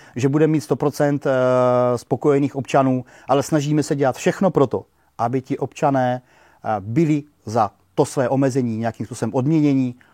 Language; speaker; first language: Czech; native; Czech